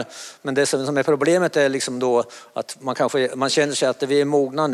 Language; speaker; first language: Swedish; native; Swedish